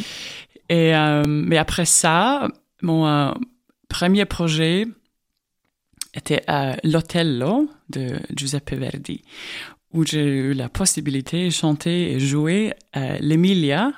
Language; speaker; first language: French; non-native, fluent; Estonian